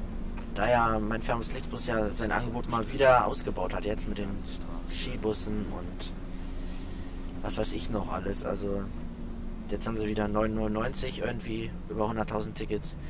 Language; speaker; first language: German; native; German